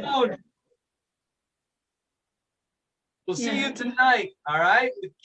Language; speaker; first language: English; native; English